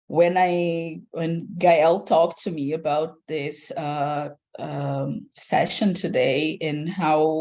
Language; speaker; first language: English; non-native, fluent; Portuguese